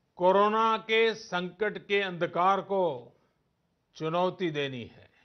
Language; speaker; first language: Hindi; non-native, local second language; Gujarati